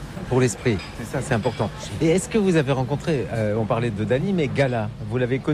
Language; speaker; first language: French; native; French